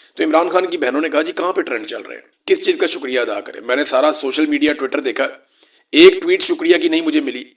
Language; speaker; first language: Urdu; native; Urdu